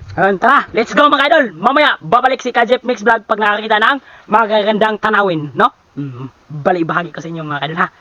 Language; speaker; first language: Filipino; non-native, local second language; Cebuano